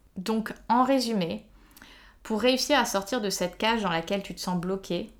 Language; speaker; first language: French; native; French